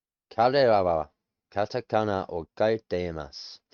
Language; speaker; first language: Japanese; non-native, learner; English